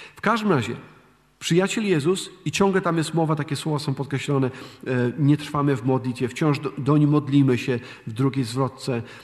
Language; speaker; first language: Polish; native; Polish